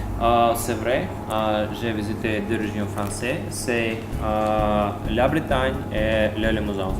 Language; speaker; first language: French; non-native, fluent; Russian